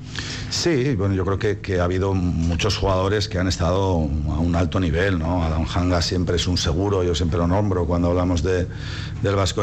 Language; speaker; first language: Spanish; native; Spanish